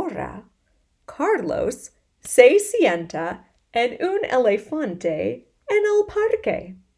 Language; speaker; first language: Spanish; non-native, fluent; English